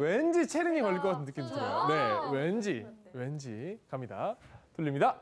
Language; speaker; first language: Korean; native; Korean